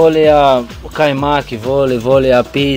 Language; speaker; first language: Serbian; non-native, learner; Portuguese